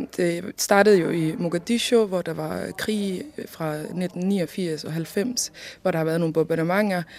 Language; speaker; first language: Danish; early bilingual, other home language; Somali